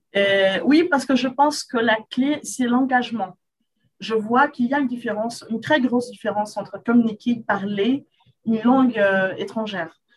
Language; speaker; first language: French; non-native, fluent; Portuguese